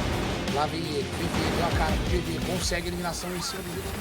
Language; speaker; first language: Portuguese; native; Portuguese